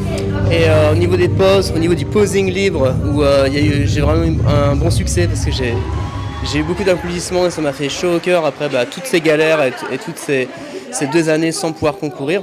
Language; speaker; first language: French; native; French